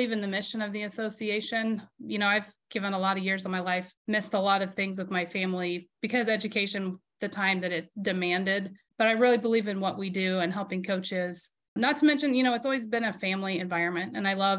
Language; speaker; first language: English; native; English